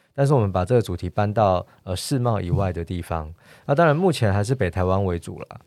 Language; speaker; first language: Chinese; native; Chinese